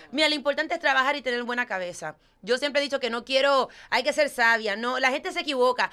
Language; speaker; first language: Spanish; early bilingual, heritage; Spanish